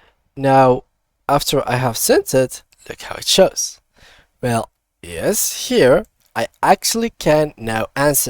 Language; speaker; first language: English; non-native, fluent; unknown